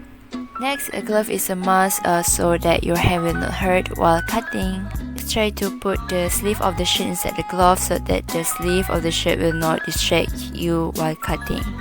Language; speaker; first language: English; non-native, local second language; Malay